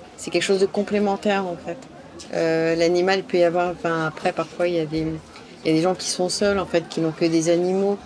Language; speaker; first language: French; native; French